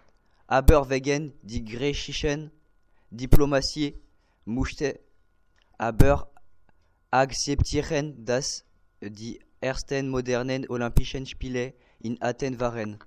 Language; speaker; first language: German; non-native, learner; French